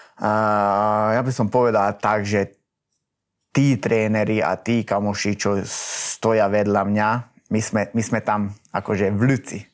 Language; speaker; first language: Slovak; native; Slovak